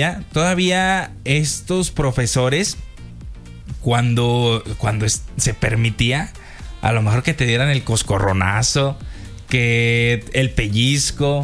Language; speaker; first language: Spanish; native; Spanish